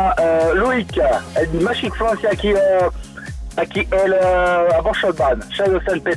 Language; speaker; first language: Hungarian; non-native, fluent; French